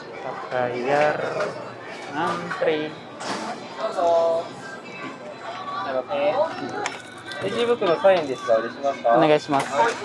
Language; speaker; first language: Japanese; non-native, fluent; Indonesian